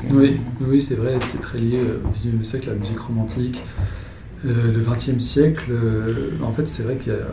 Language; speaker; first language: French; native; French